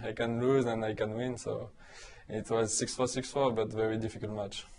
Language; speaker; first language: English; non-native, learner; French